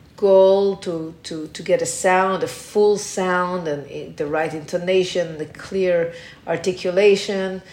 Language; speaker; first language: English; non-native, fluent; Hebrew